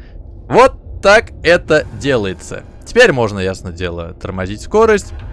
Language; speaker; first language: Russian; native; Russian